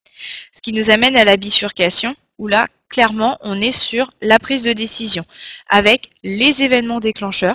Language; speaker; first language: French; native; French